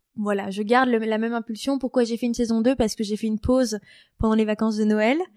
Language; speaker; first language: French; native; French